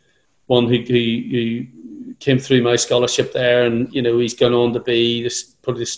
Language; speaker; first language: English; native; English